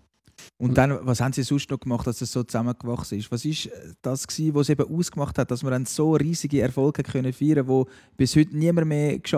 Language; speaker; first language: German; native; German